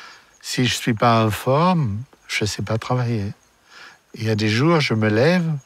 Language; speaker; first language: French; non-native, fluent; German